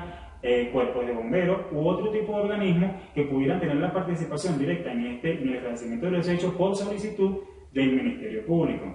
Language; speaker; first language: Spanish; native; Spanish